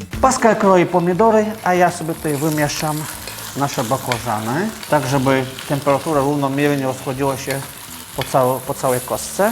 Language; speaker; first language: Polish; non-native, fluent; Georgian